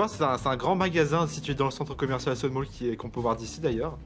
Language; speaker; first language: French; native; French